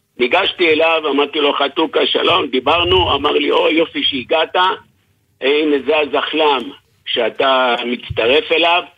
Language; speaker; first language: Hebrew; native; Hebrew